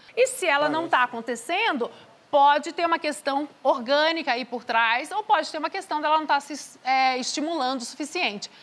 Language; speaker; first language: Portuguese; native; Portuguese